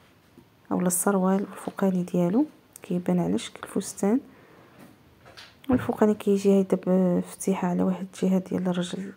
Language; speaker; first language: Arabic; native; Arabic